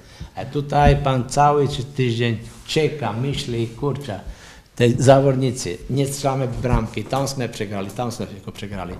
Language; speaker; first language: Polish; non-native, learner; Czech